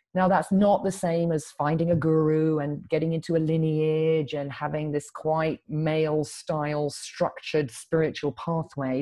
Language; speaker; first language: English; native; English